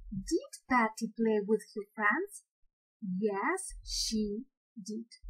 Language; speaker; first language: English; non-native, fluent; Ukrainian